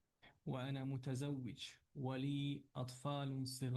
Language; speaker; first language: Arabic; non-native, fluent; Chechen